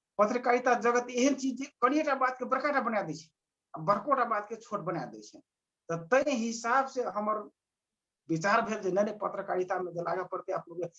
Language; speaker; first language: Maithili; non-native, local second language; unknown